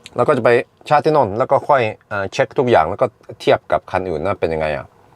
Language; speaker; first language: Thai; early bilingual, heritage; Thai